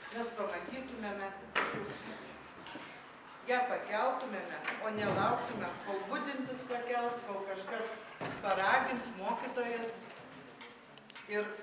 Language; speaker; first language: Lithuanian; native; Lithuanian